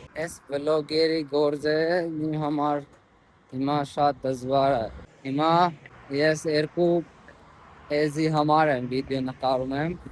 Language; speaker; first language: Armenian; non-native, learner; Hindi